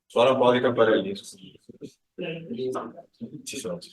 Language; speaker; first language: Italian; native; Italian